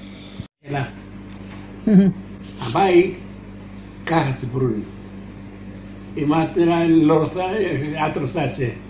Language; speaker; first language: Hebrew; non-native, learner; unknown